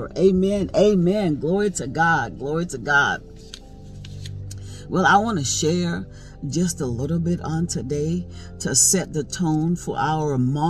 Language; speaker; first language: English; native; English